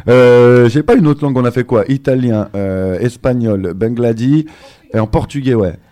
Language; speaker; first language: French; native; French